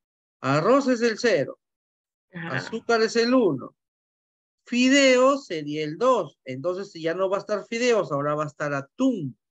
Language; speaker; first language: Spanish; native; Spanish